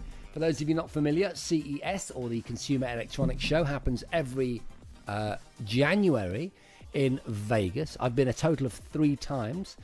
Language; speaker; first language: English; native; English